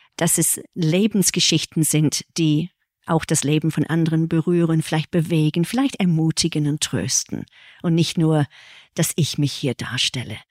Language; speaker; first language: German; early bilingual, heritage; English